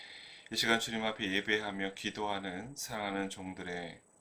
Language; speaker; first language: Korean; native; Korean